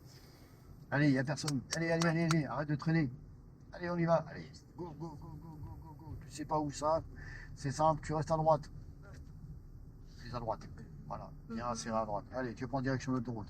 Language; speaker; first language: French; native; French